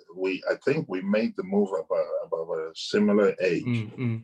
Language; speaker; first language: English; non-native, local second language; Yoruba